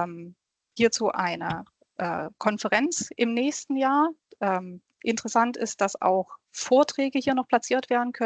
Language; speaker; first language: German; native; German